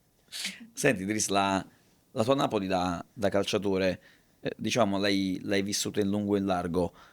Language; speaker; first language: Italian; native; Italian